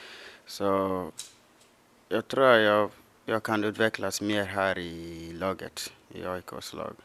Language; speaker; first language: Swedish; non-native, learner; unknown